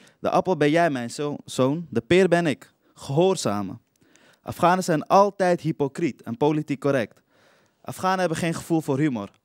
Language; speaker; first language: Dutch; early bilingual, other home language; Persian